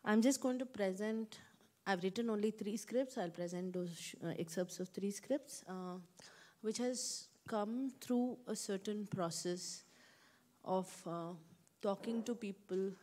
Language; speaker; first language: English; non-native, local second language; Kannada